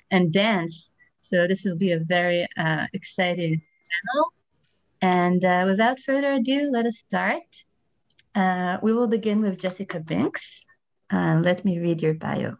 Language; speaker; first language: English; non-native, fluent; Hebrew